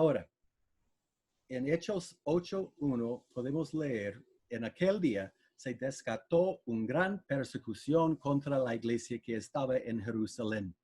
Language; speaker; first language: Spanish; non-native, fluent; English